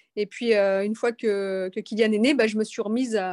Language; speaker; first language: French; native; French